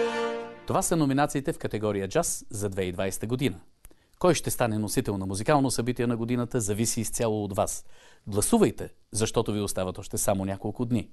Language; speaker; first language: Bulgarian; native; Bulgarian